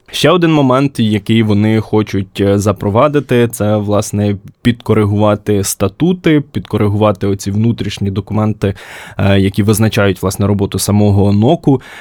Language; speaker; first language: Ukrainian; native; Ukrainian